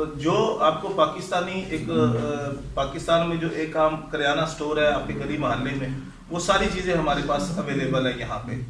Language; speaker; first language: Hindi; non-native, local second language; Punjabi